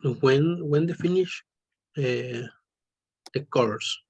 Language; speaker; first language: English; non-native, learner; Spanish